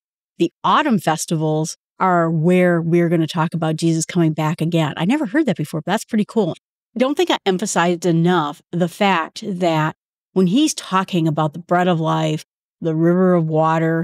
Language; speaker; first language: English; native; English